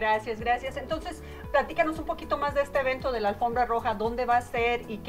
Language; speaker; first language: Spanish; native; Spanish